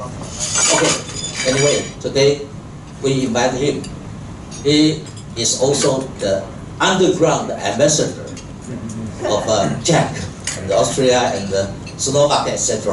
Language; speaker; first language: English; non-native, local second language; Chinese